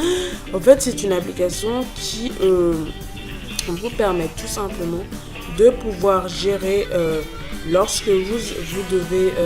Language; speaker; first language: French; native; French